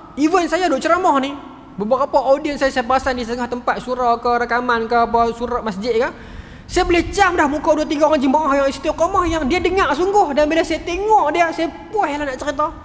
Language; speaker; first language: Malay; native; Malay